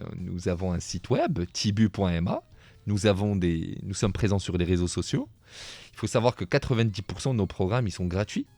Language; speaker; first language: French; non-native, local second language; Arabic